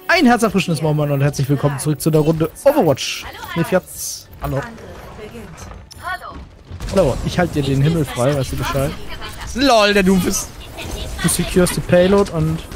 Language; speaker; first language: German; native; German